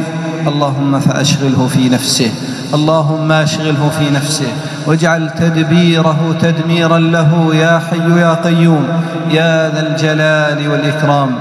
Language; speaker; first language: Arabic; native; Arabic